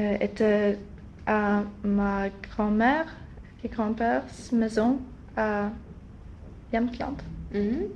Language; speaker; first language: French; non-native, learner; Swedish